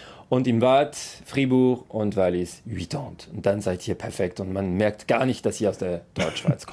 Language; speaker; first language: German; non-native, local second language; French